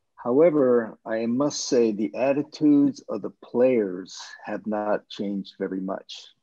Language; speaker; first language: English; non-native, fluent; Japanese